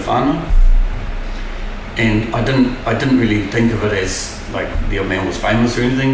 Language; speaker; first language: English; native; English